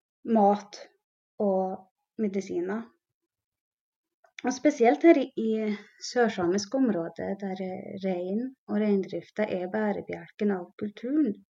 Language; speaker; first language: Norwegian; non-native, local second language; Northern Sami